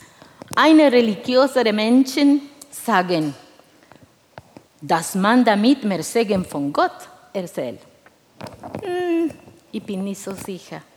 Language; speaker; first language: German; non-native, fluent; Spanish